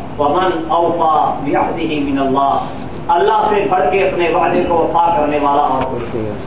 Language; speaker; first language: Urdu; non-native, local second language; Punjabi